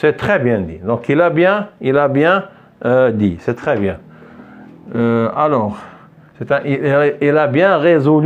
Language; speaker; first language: French; non-native, local second language; Arabic